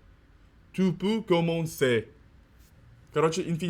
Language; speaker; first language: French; non-native, learner; Russian